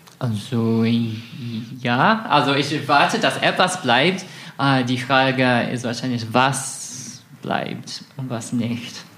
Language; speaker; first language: German; non-native, fluent; English